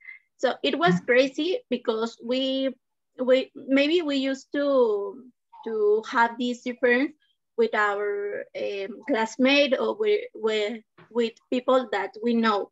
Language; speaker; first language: English; non-native, learner; Spanish